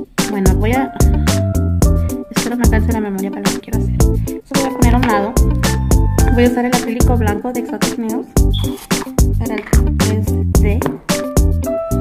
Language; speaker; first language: Spanish; early bilingual, heritage; Spanish